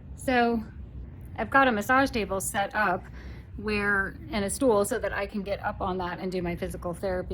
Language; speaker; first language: English; native; English